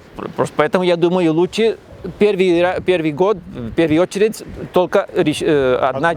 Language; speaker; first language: Russian; non-native, learner; Spanish